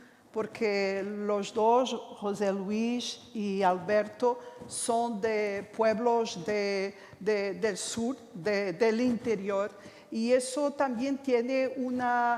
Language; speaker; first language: Spanish; non-native, fluent; Portuguese